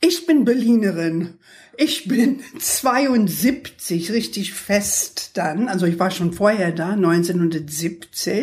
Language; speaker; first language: German; non-native, fluent; English